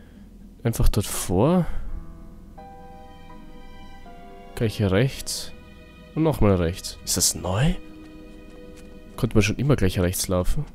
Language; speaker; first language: German; native; German